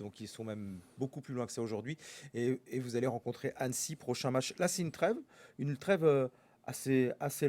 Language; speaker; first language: French; native; French